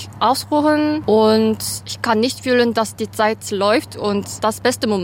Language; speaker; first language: German; non-native, learner; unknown